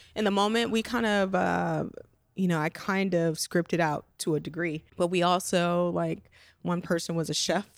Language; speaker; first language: English; native; English